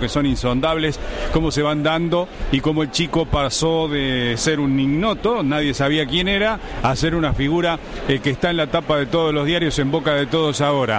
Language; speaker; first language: Spanish; native; Spanish